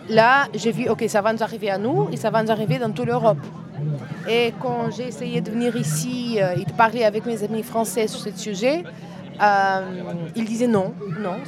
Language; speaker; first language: French; non-native, fluent; Portuguese